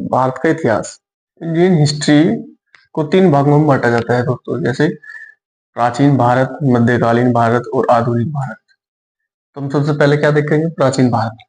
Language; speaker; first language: Hindi; native; Hindi